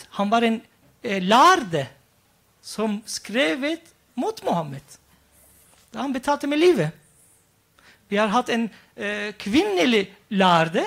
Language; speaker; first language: Norwegian; non-native, fluent; Turkish